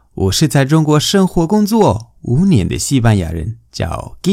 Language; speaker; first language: Chinese; non-native, fluent; Spanish